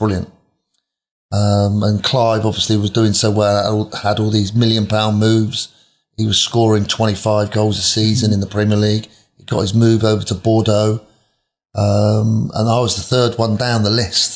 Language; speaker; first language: English; native; English